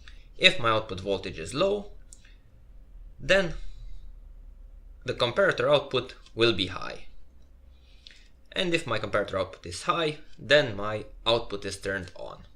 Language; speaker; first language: English; non-native, fluent; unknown